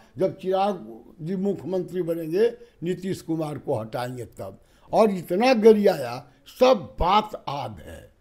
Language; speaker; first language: Hindi; native; Hindi